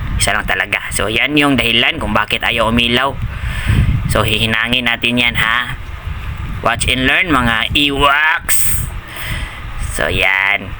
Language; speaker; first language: Filipino; non-native, local second language; Cebuano